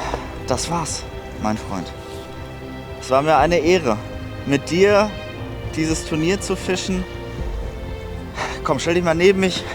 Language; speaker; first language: German; native; German